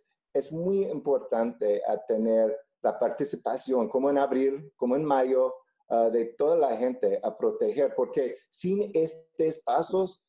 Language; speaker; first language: Spanish; non-native, local second language; English